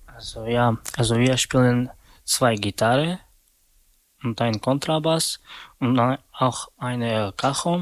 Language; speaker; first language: German; non-native, learner; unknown